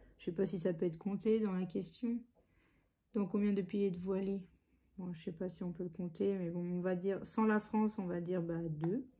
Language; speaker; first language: French; early bilingual, other home language; Portuguese